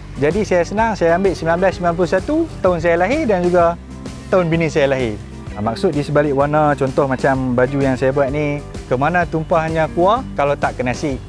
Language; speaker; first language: Malay; native; Malay